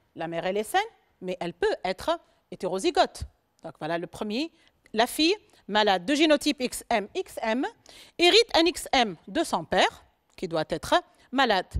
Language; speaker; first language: French; non-native, local second language; Arabic